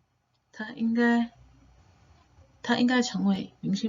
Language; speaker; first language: Chinese; non-native, fluent; English